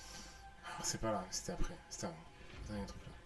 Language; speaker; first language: French; native; French